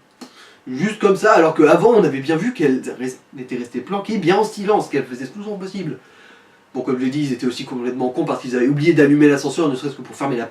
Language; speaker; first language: French; native; French